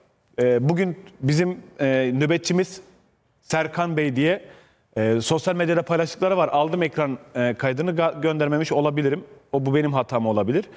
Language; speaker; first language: Turkish; native; Turkish